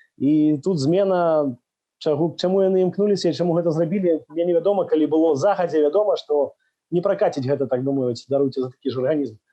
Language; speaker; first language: Belarusian; non-native, local second language; Russian